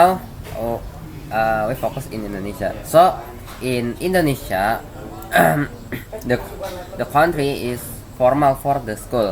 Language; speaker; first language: English; non-native, learner; Indonesian